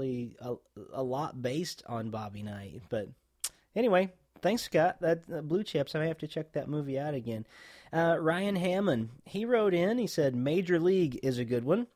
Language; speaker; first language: English; native; English